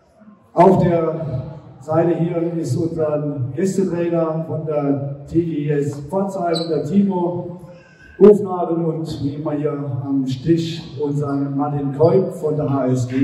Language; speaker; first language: German; native; German